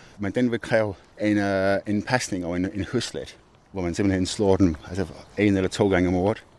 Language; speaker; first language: Danish; non-native, fluent; English